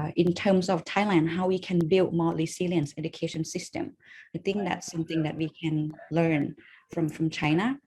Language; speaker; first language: English; non-native, fluent; Thai